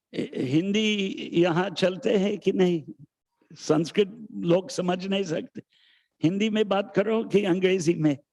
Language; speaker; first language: Hindi; non-native, fluent; English